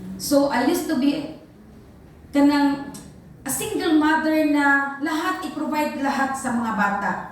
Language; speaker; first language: Filipino; non-native, local second language; Cebuano